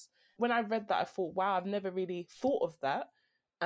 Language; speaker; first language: English; native; English